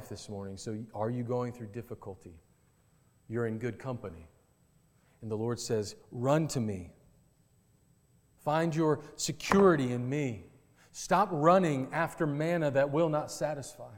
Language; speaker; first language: English; native; English